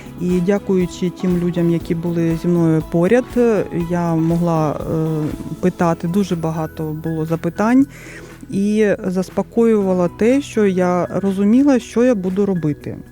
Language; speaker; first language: Ukrainian; non-native, local second language; Russian